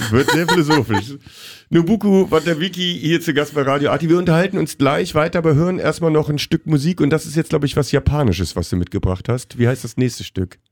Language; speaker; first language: German; native; German